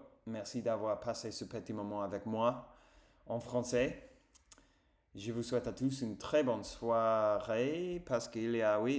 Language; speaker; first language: French; non-native, fluent; English